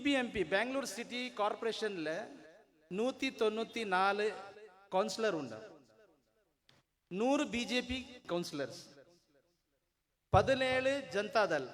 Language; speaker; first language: Malayalam; non-native, learner; Urdu